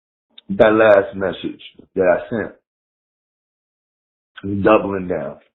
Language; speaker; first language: English; native; English